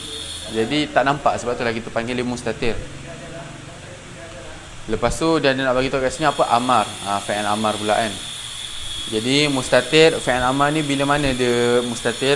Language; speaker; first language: Malay; native; Malay